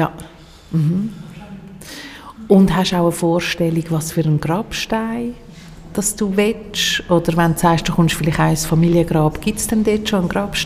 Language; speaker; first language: German; native; German